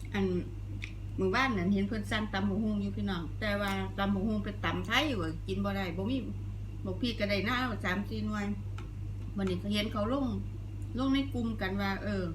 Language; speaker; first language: Thai; non-native, local second language; Northeastern Thai